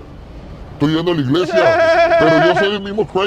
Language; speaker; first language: Spanish; native; Spanish